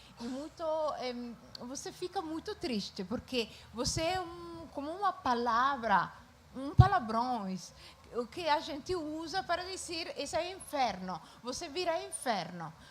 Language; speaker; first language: Portuguese; non-native, fluent; Italian